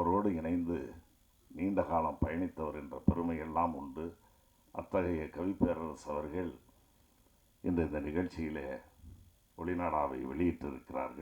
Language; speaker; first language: Tamil; native; Tamil